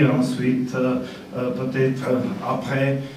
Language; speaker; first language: French; non-native, fluent; Slovak